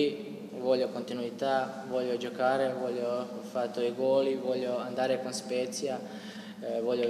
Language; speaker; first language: Italian; non-native, learner; Croatian